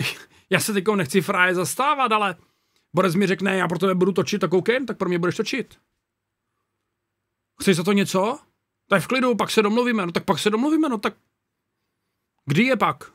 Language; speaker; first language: Czech; native; Czech